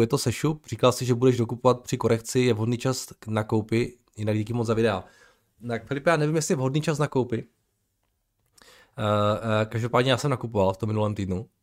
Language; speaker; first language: Czech; native; Czech